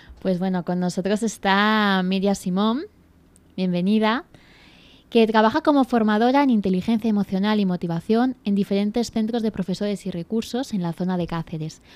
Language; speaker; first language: Spanish; native; Spanish